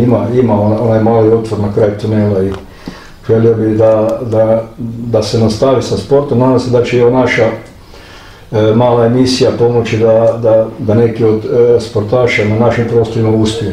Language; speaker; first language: Croatian; native; Croatian